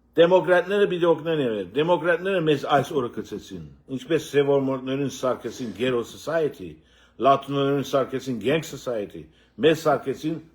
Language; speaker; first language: Armenian; early bilingual, heritage; Armenian